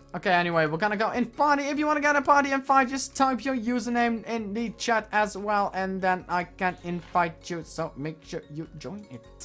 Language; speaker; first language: English; native; English